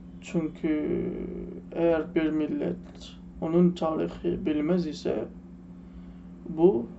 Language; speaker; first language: Turkish; non-native, learner; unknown